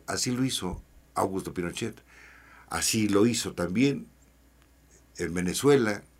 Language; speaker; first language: Spanish; native; Spanish